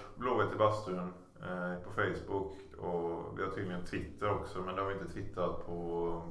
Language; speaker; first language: Swedish; native; Swedish